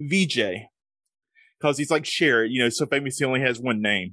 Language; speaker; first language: English; native; English